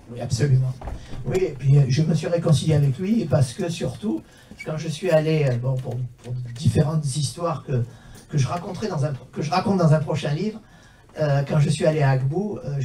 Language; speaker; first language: French; native; French